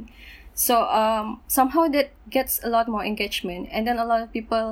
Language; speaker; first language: English; non-native, local second language; Malay